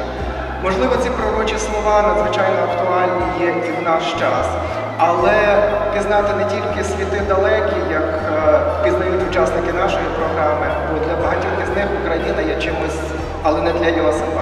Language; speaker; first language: Ukrainian; native; Ukrainian